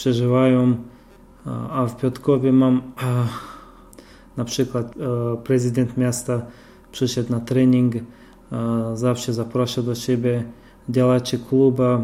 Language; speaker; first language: Polish; non-native, fluent; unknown